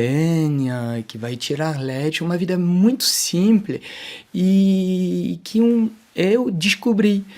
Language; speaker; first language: Portuguese; non-native, fluent; French